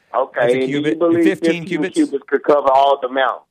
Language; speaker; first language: English; native; English